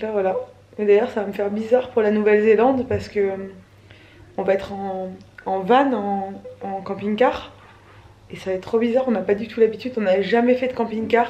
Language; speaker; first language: French; native; French